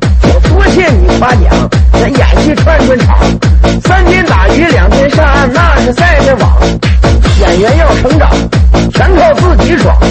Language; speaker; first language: Chinese; native; Chinese